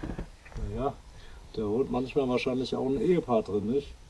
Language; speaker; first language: German; native; German